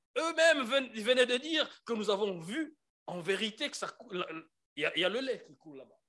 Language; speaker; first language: French; non-native, local second language; Lingala